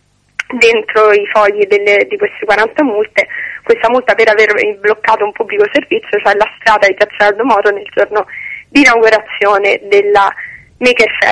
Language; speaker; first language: Italian; native; Italian